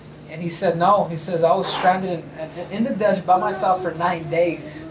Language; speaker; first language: English; early bilingual, other home language; Spanish